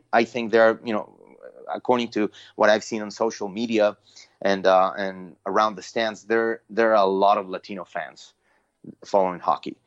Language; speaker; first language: English; non-native, fluent; Spanish